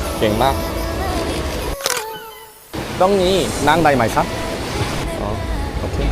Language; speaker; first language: Thai; non-native, learner; Korean